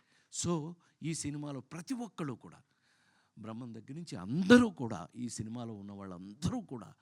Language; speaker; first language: Telugu; native; Telugu